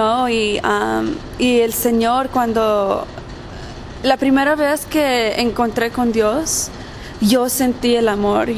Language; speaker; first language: Spanish; early bilingual, heritage; Spanish